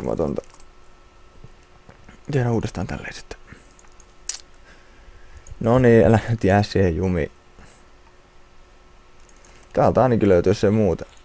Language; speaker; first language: Finnish; native; Finnish